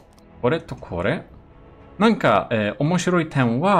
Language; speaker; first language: Japanese; non-native, learner; Swedish